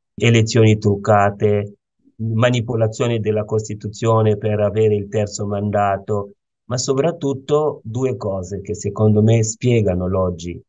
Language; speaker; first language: Italian; non-native, fluent; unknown